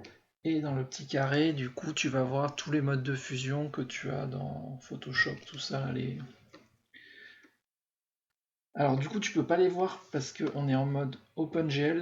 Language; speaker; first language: French; native; French